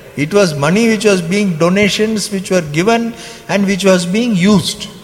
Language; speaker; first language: English; non-native, local second language; Telugu